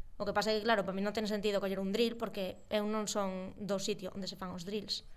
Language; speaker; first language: Galician; non-native, local second language; Spanish